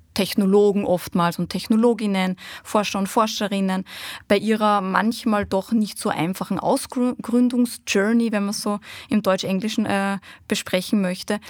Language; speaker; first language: German; native; German